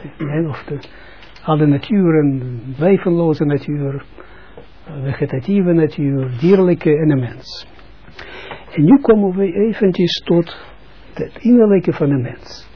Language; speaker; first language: Dutch; non-native, fluent; Russian